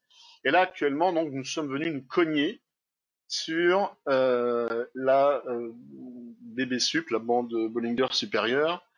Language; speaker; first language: French; native; French